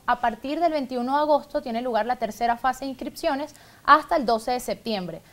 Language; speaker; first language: Spanish; native; Spanish